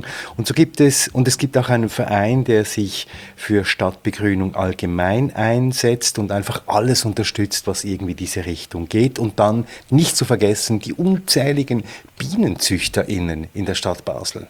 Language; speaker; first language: German; native; German